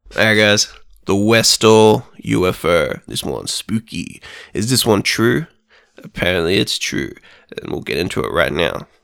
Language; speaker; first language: English; native; English